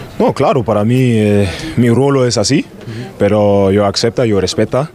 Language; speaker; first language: Spanish; non-native, learner; German